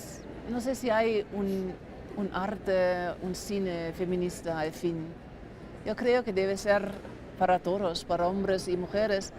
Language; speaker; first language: Spanish; non-native, fluent; German